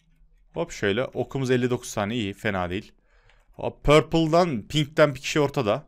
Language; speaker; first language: Turkish; native; Turkish